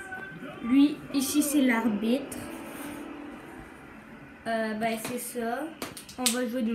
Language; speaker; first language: French; native; French